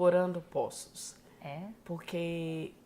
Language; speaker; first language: Portuguese; non-native, fluent; English